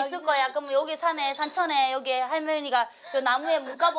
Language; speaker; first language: Korean; native; Korean